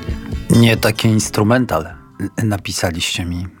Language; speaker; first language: Polish; native; Polish